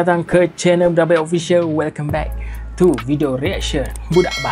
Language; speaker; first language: Malay; native; Malay